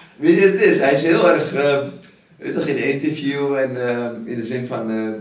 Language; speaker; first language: Dutch; early bilingual, other home language; Riffian